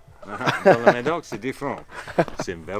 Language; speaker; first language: French; non-native, fluent; English